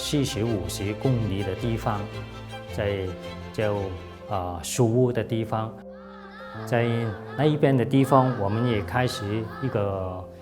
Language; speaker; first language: Chinese; non-native, local second language; Cantonese